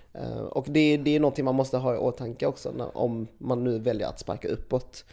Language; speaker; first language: Swedish; early bilingual, other home language; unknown